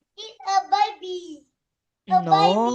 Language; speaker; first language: English; non-native, learner; Vietnamese